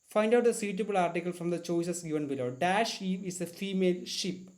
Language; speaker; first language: English; non-native, local second language; Malayalam